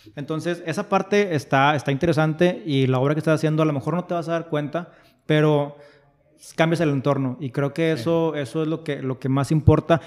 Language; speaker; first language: Spanish; native; Spanish